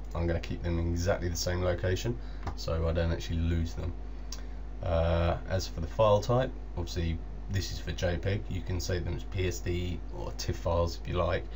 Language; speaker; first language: English; native; English